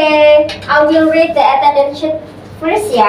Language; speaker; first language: English; non-native, learner; Indonesian